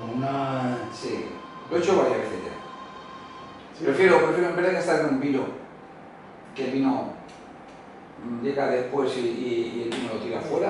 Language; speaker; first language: Spanish; native; Spanish